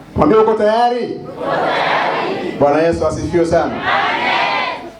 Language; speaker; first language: Swahili; non-native, local second language; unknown